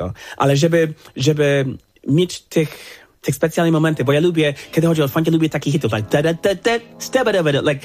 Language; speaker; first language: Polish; non-native, fluent; English